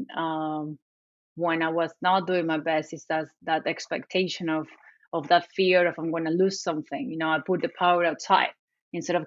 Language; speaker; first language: English; non-native, fluent; Spanish